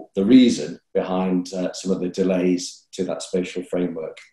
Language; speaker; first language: English; native; English